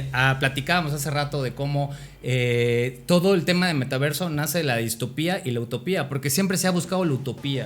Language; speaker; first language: Spanish; native; Spanish